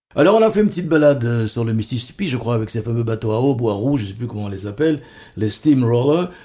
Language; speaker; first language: French; native; French